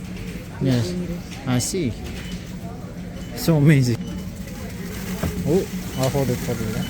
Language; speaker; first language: English; non-native, learner; Filipino